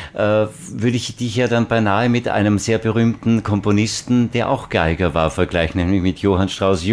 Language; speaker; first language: German; native; German